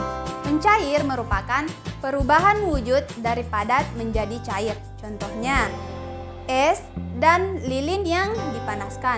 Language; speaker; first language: Malay; native; Malay